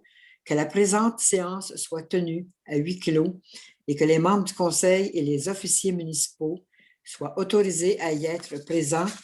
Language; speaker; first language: French; native; French